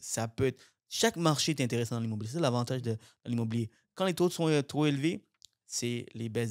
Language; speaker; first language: French; native; French